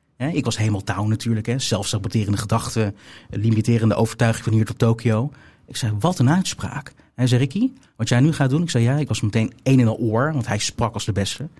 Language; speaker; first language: Dutch; native; Dutch